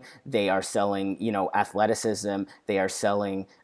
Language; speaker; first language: English; native; English